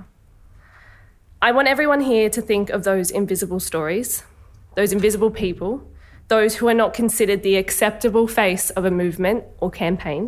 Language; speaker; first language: English; native; English